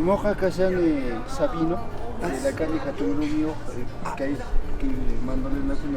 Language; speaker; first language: Spanish; native; Spanish